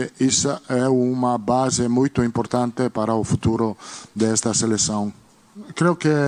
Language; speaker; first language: Portuguese; non-native, learner; Spanish